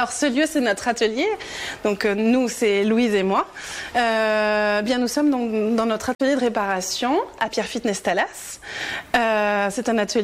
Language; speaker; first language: French; native; French